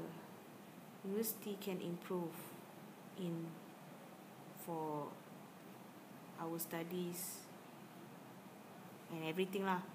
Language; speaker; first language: English; non-native, learner; Malay